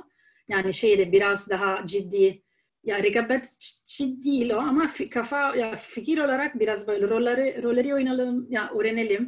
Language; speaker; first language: Turkish; non-native, fluent; Italian